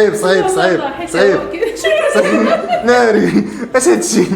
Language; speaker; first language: Arabic; native; Arabic